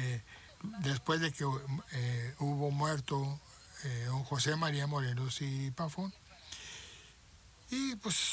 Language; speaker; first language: Spanish; native; Spanish